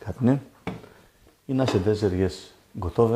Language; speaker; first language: Polish; non-native, learner; Greek